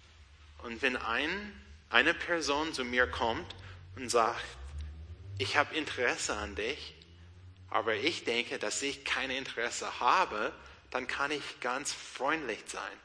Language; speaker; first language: German; non-native, learner; English